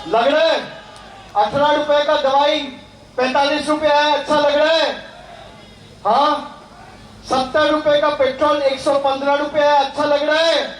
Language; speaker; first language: Hindi; non-native, local second language; Bangla